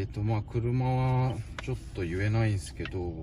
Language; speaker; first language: Japanese; native; Japanese